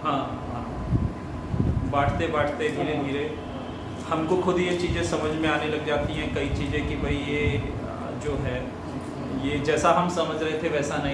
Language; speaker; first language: Hindi; native; Hindi